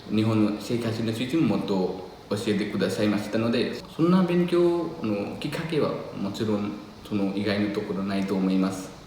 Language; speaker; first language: Japanese; non-native, learner; Nepali